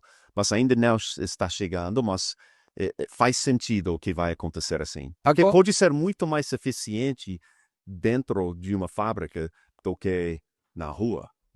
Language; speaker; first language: Portuguese; non-native, fluent; English